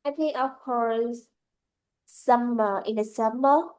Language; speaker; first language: English; non-native, learner; Vietnamese